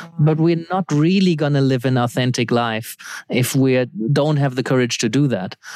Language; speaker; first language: English; non-native, fluent; German